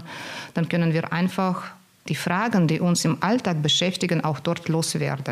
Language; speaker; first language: German; non-native, fluent; Russian